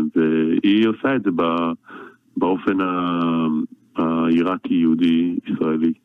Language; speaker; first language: Hebrew; native; Hebrew